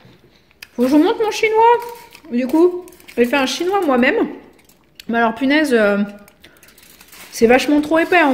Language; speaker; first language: French; native; French